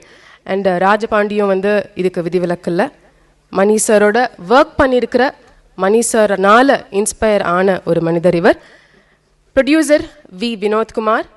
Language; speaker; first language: Tamil; native; Tamil